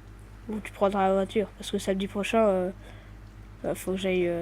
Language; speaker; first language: French; native; French